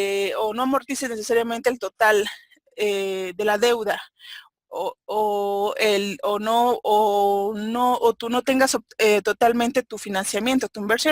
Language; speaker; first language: Spanish; native; Spanish